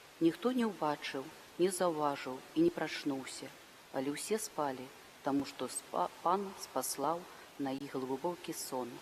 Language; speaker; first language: Belarusian; native; Belarusian